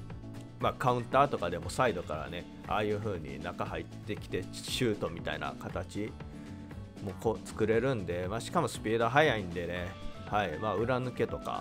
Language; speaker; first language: Japanese; native; Japanese